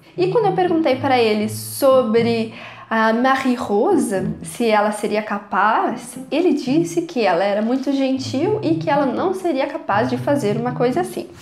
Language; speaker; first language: Portuguese; native; Portuguese